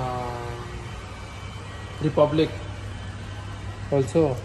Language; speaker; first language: English; non-native, learner; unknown